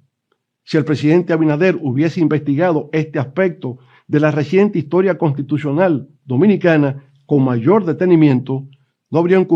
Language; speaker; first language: Spanish; native; Spanish